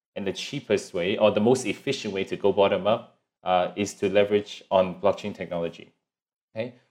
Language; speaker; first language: English; non-native, local second language; Cantonese